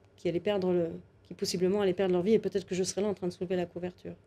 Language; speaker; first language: French; native; French